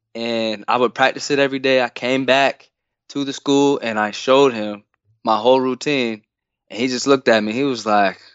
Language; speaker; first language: English; native; English